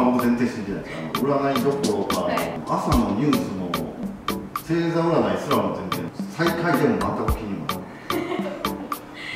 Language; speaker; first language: Japanese; native; Japanese